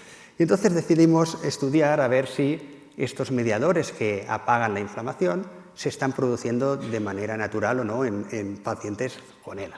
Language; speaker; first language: Spanish; native; Spanish